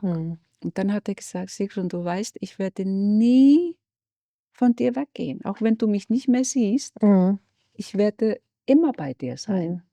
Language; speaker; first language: German; non-native, fluent; Icelandic